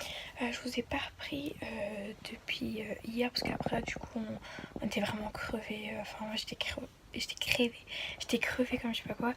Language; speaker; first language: French; native; French